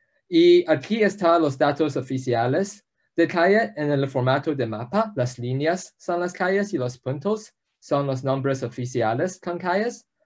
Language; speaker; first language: Spanish; non-native, learner; English